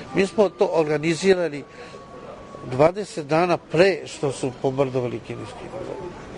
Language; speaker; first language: Serbian; non-native, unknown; Chinese